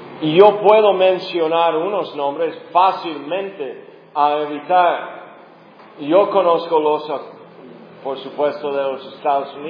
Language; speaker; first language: Spanish; non-native, fluent; English